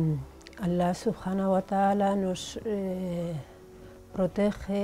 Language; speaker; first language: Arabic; non-native, learner; Spanish